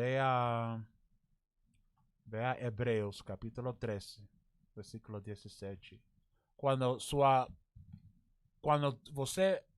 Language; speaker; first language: Portuguese; non-native, learner; English